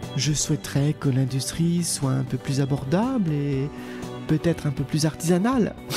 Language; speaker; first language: French; native; French